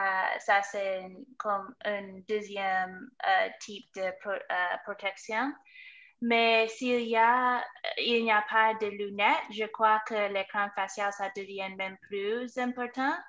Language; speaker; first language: French; non-native, fluent; English